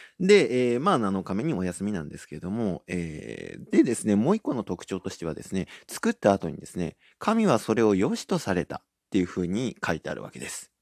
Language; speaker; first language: Japanese; native; Japanese